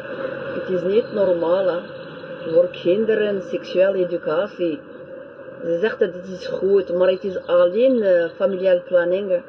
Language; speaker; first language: Dutch; non-native, learner; French